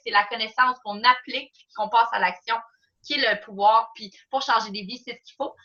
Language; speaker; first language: French; native; French